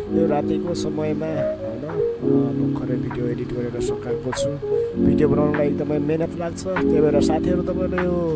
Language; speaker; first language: Nepali; non-native, local second language; Rana Tharu